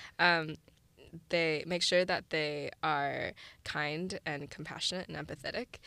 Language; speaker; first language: English; early bilingual, other home language; Chinese